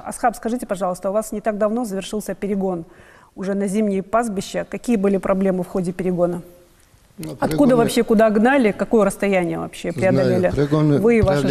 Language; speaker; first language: Russian; native; Russian